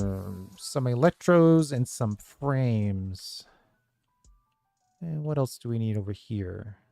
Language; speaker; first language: English; native; English